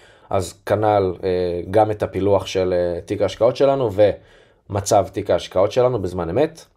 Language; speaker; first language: Hebrew; native; Hebrew